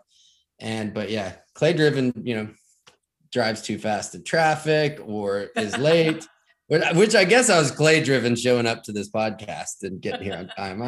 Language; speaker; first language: English; native; English